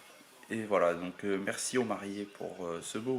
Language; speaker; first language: French; native; French